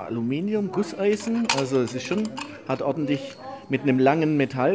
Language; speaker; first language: German; native; German